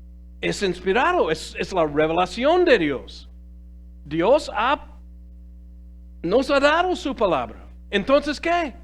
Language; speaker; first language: Spanish; non-native, fluent; English